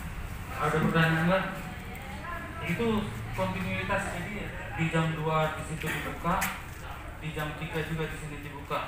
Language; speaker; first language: Indonesian; native; Indonesian